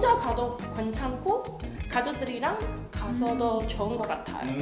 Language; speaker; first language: Korean; non-native, learner; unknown